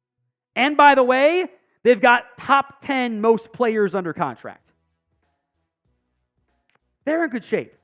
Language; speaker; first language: English; native; English